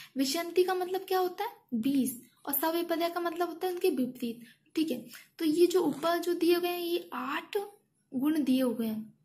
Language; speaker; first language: Hindi; native; Hindi